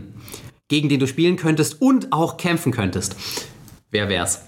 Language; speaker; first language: German; native; German